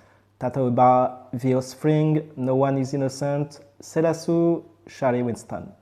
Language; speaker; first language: Japanese; non-native, learner; French